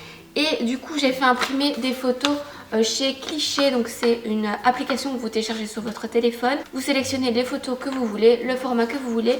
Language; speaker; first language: French; native; French